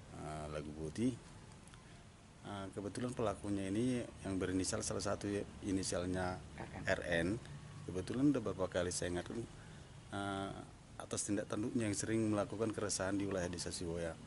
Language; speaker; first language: Indonesian; native; Indonesian